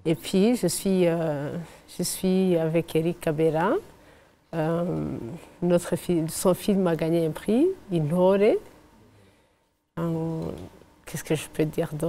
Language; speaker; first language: French; non-native, fluent; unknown